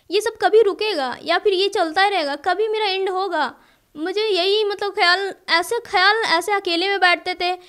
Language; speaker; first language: Hindi; native; Hindi